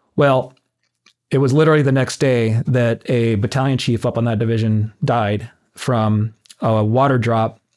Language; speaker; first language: English; native; English